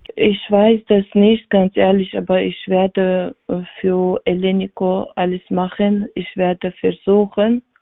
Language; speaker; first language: German; non-native, learner; Georgian